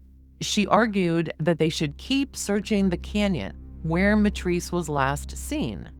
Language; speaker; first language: English; native; English